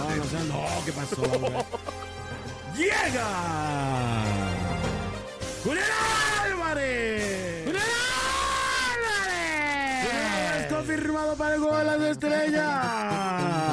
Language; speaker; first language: Spanish; native; Spanish